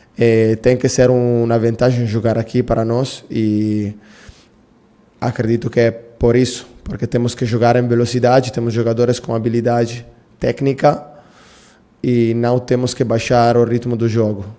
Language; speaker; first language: Portuguese; non-native, fluent; Italian